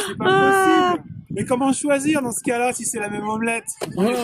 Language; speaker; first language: French; native; French